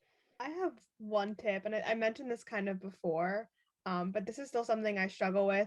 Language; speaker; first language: English; native; English